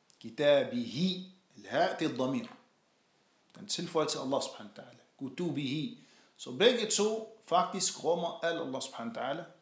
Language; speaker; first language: Danish; non-native, fluent; Arabic